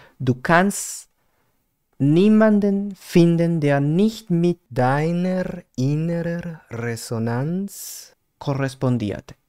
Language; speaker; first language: German; non-native, fluent; Spanish